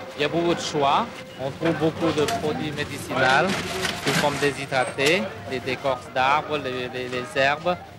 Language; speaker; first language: French; non-native, fluent; Cantonese